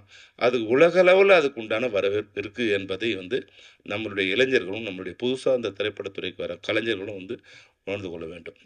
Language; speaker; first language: Tamil; native; Tamil